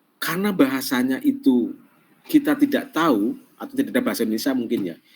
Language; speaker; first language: Indonesian; non-native, local second language; Javanese